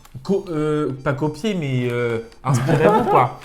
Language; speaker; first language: French; native; French